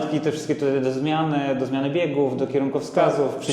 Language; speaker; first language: Polish; native; Polish